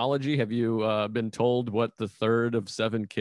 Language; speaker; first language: English; native; English